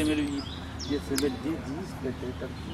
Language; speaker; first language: French; non-native, learner; Russian